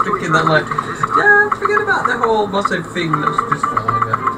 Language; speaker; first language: English; native; English